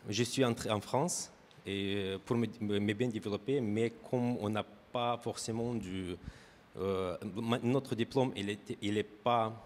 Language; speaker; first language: French; non-native, fluent; Romanian